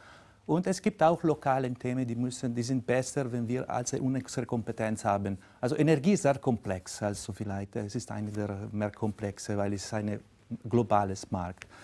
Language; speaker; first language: German; non-native, local second language; Italian